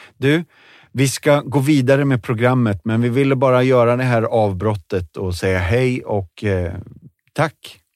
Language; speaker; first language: Swedish; native; Swedish